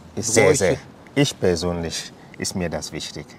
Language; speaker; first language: German; non-native, fluent; English